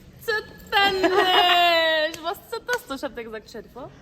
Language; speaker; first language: German; early bilingual, other home language; Turkish